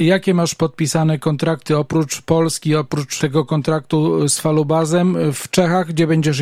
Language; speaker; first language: Polish; native; Polish